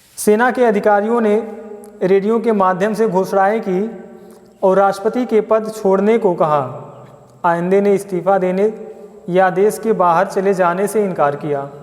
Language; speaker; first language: Hindi; native; Hindi